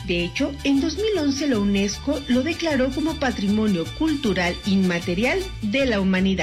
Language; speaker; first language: Spanish; native; Spanish